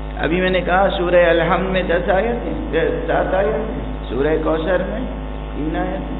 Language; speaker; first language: Urdu; native; Urdu